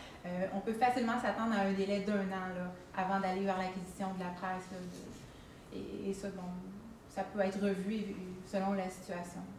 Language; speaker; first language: French; native; French